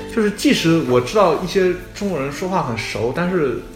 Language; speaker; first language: Chinese; native; Chinese